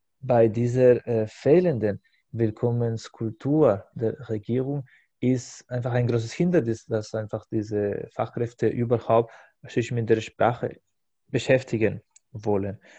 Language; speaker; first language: German; non-native, fluent; Spanish